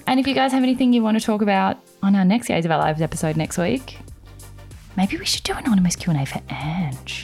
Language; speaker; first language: English; native; English